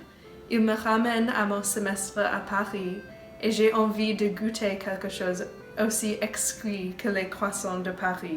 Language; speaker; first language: French; non-native, learner; English